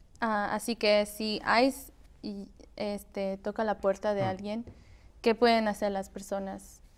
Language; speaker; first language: Spanish; early bilingual, heritage; Spanish